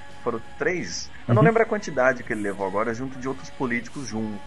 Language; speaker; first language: Portuguese; native; Portuguese